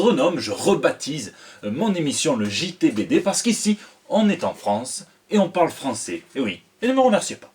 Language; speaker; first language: French; native; French